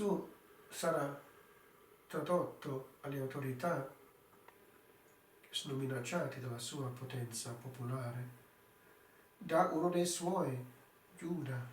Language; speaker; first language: Italian; non-native, fluent; English